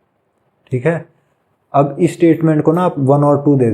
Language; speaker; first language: Hindi; native; Hindi